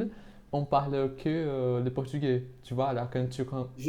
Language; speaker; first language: French; non-native, fluent; Portuguese